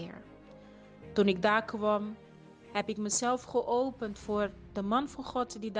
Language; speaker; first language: Dutch; non-native, fluent; Portuguese